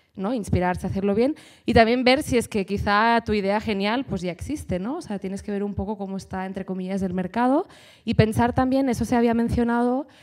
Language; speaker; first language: Spanish; native; Spanish